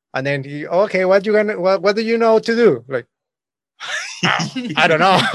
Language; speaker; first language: English; non-native, learner; Spanish